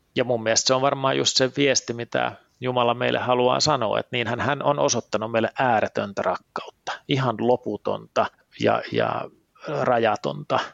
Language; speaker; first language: Finnish; early bilingual, heritage; Finnish